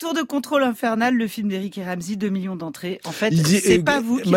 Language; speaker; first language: French; native; French